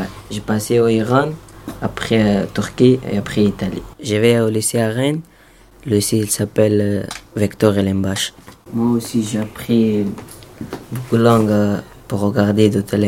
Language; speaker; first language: French; non-native, learner; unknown